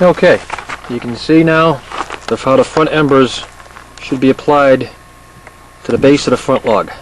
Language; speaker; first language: English; native; English